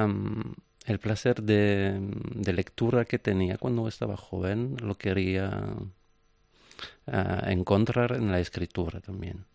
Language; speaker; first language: Spanish; non-native, fluent; French